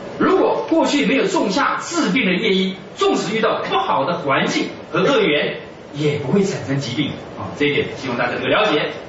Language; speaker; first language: Chinese; native; Chinese